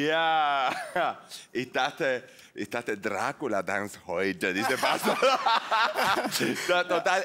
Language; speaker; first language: German; non-native, fluent; Spanish